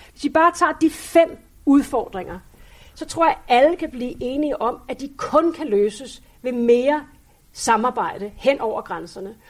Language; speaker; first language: Danish; native; Danish